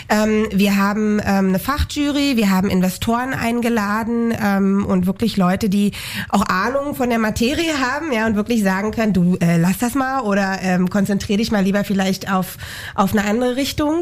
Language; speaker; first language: German; native; German